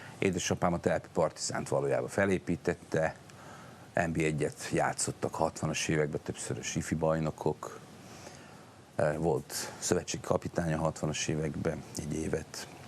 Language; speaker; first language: Hungarian; native; Hungarian